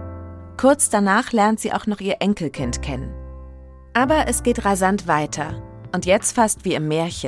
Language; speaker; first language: German; native; German